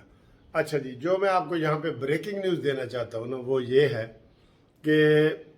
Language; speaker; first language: Urdu; native; Urdu